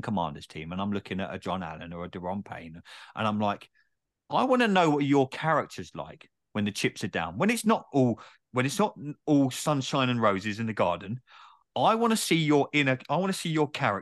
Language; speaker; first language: English; native; English